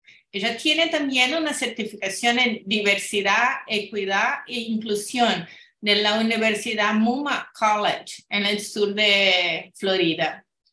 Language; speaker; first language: Spanish; non-native, fluent; Portuguese